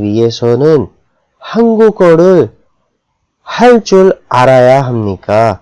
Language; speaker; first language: Korean; non-native, fluent; Urdu